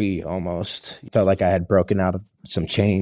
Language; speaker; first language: English; native; English